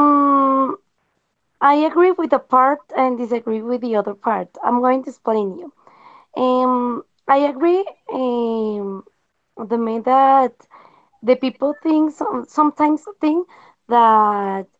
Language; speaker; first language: English; non-native, learner; Spanish